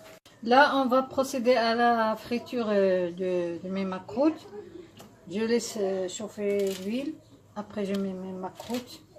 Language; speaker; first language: French; non-native, local second language; Arabic